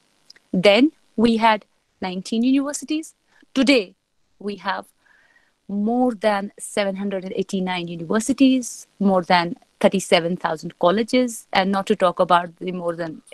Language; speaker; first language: English; non-native, local second language; Kashmiri